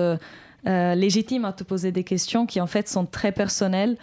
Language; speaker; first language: French; native; French